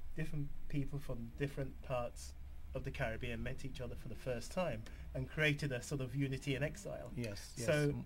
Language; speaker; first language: English; native; English